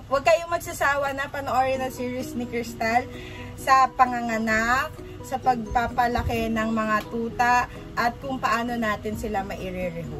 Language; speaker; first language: Filipino; native; Filipino